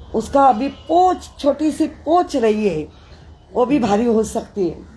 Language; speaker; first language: Hindi; non-native, local second language; Marathi